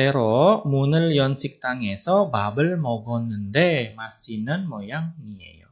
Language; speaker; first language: Korean; non-native, fluent; Indonesian